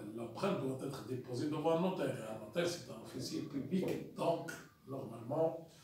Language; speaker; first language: French; non-native, local second language; Arabic